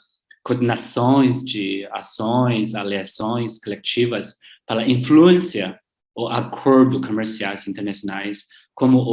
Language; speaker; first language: Portuguese; non-native, learner; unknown